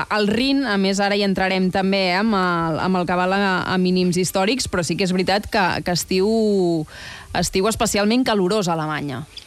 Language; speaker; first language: Catalan; native; Catalan